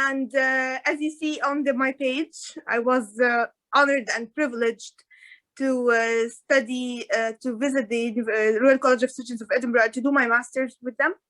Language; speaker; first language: English; non-native, fluent; Arabic